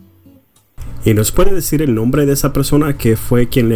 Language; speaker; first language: Spanish; early bilingual, heritage; Spanish